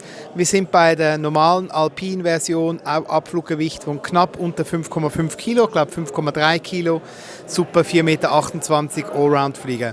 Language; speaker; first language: German; native; German